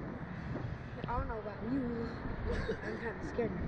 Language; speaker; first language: English; native; English